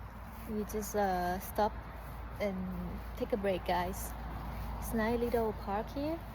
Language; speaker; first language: English; non-native, learner; Thai